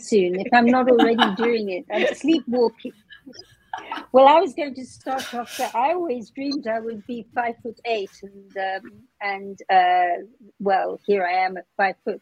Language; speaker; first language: English; native; English